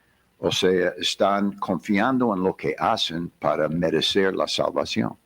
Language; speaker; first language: Spanish; non-native, fluent; English